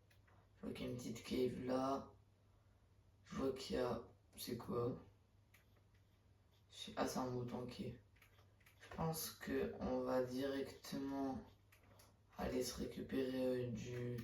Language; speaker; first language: French; native; French